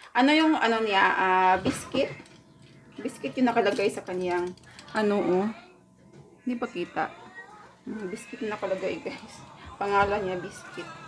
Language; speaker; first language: Filipino; non-native, local second language; Cebuano